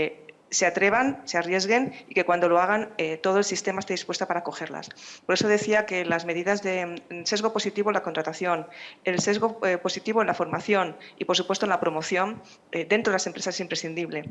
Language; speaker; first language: Spanish; native; Spanish